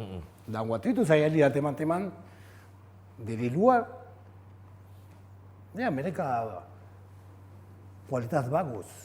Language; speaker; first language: Indonesian; non-native, fluent; Spanish